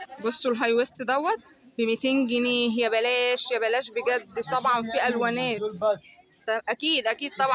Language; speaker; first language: Arabic; native; Arabic